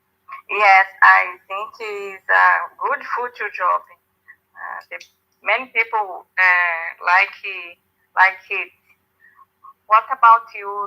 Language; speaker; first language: English; non-native, learner; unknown